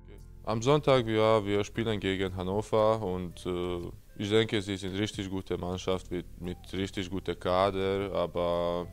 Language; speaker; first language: German; non-native, fluent; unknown